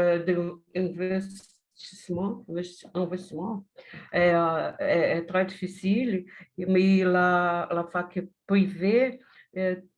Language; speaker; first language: French; non-native, learner; Portuguese